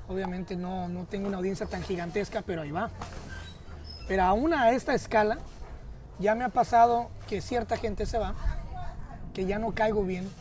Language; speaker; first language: Spanish; early bilingual, heritage; Spanish